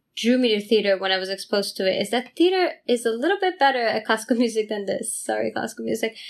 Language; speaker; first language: English; non-native, fluent; Italian